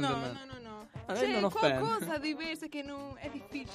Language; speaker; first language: Italian; non-native, learner; Portuguese